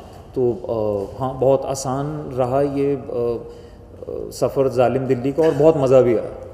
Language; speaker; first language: Hindi; native; Hindi